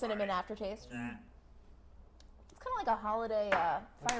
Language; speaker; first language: English; native; English